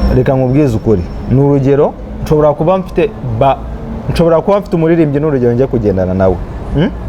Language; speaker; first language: Kinyarwanda; early bilingual, heritage; Kinyarwanda